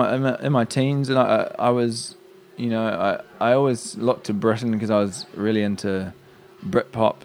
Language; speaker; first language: English; native; English